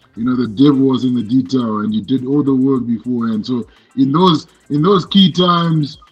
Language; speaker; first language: English; non-native, local second language; Shona